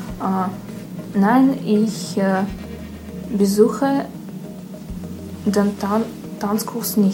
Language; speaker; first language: German; non-native, learner; Russian